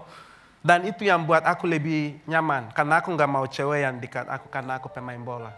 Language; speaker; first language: Indonesian; non-native, fluent; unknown